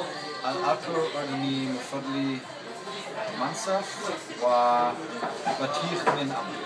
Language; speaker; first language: Arabic; non-native, learner; English